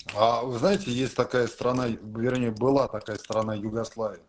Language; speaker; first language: Russian; native; Russian